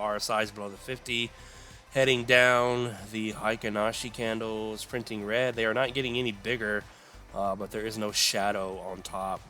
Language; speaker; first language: English; native; English